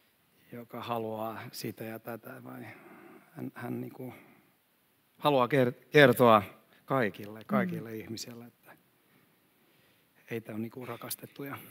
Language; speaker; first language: Finnish; non-native, fluent; Swedish